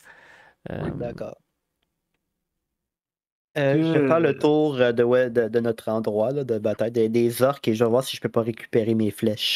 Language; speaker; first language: French; native; French